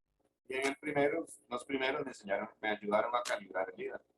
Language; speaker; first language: Spanish; native; Spanish